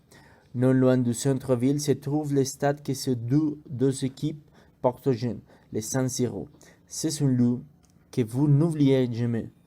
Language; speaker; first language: French; non-native, learner; Spanish